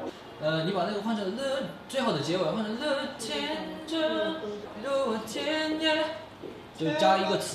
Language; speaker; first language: Chinese; native; Chinese